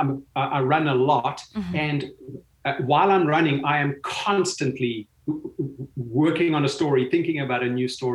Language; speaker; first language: English; native; English